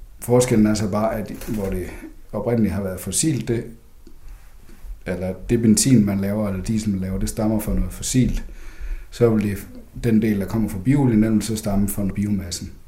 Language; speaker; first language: Danish; native; Danish